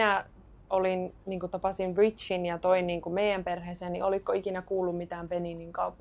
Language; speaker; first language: Finnish; native; Finnish